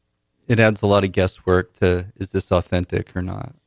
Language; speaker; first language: English; native; English